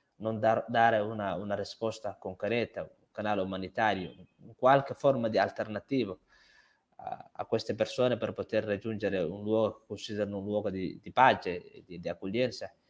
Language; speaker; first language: Italian; non-native, fluent; Somali